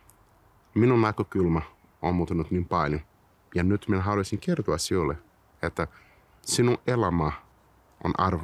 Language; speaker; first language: Finnish; early bilingual, heritage; Finnish